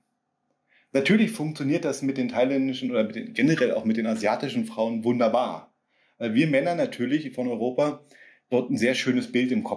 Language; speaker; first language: German; native; German